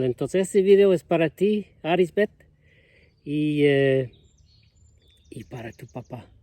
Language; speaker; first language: Spanish; non-native, fluent; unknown